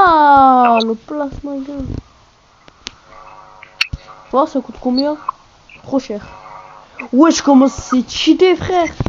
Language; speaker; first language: French; native; French